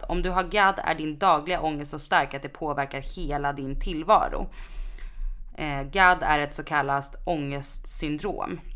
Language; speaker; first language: Swedish; native; Swedish